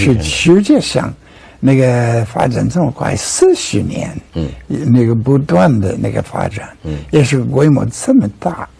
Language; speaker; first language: Chinese; non-native, fluent; English